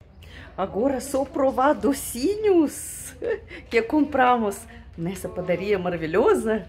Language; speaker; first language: Portuguese; non-native, fluent; Russian